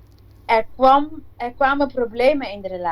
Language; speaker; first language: Dutch; non-native, local second language; Papiamento